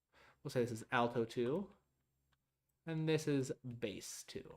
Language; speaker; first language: English; native; English